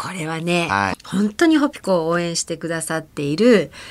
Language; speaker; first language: Japanese; native; Japanese